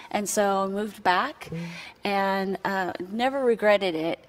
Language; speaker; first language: English; native; English